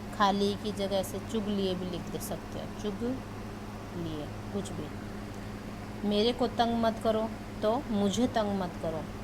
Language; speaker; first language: Hindi; native; Hindi